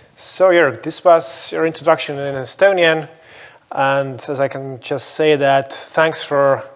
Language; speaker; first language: English; non-native, fluent; Estonian